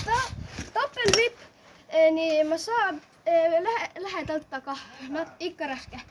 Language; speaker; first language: Estonian; early bilingual, heritage; Finnish